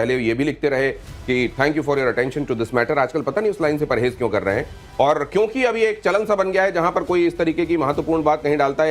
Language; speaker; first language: Hindi; native; Hindi